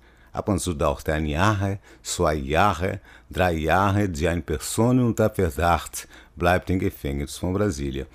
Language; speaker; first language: German; non-native, fluent; Portuguese